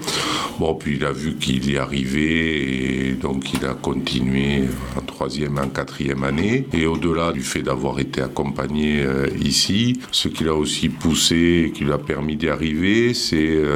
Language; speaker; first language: French; native; French